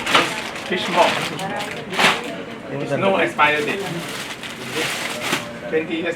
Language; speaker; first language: English; non-native, learner; Chinese